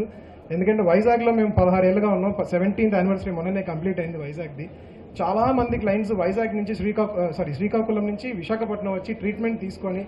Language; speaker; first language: Telugu; native; Telugu